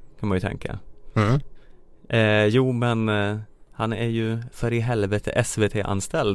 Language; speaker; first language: Swedish; native; Swedish